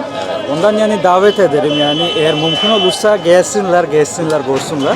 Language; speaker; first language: Turkish; non-native, fluent; Bangla